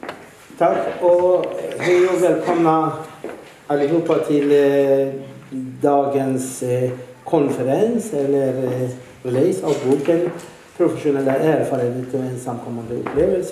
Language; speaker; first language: Swedish; non-native, fluent; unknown